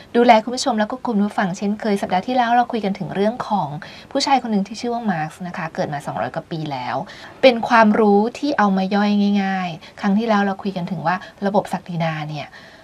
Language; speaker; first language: Thai; native; Thai